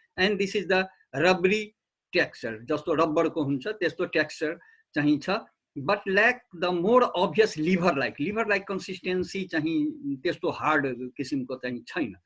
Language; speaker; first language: English; non-native, local second language; Nepali